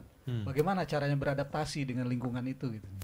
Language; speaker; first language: Indonesian; native; Indonesian